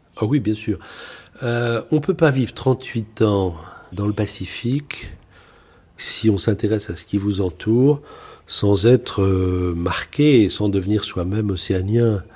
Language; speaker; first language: French; native; French